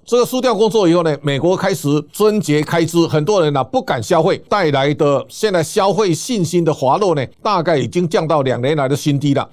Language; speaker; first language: Chinese; native; Chinese